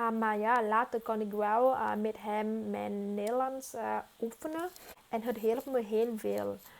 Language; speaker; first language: Dutch; non-native, fluent; Vietnamese